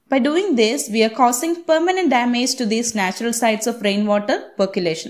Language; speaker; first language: English; non-native, local second language; Malayalam